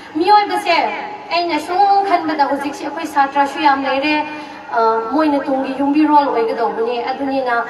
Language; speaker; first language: Manipuri; non-native, local second language; Tangkhul Naga (India)